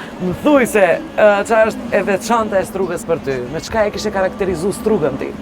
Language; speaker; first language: Albanian; native; Albanian